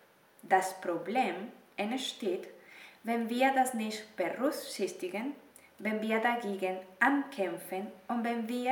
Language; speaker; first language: German; non-native, fluent; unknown